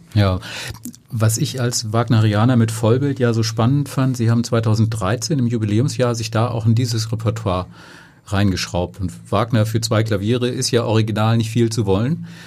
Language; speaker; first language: German; native; German